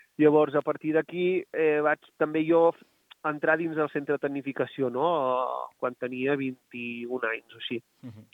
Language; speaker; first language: Catalan; native; Catalan